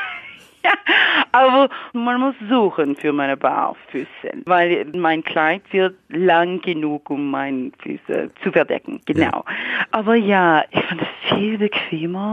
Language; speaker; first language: German; non-native, fluent; English